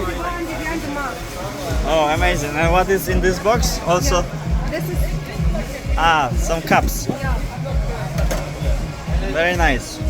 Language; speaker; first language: English; non-native, learner; Polish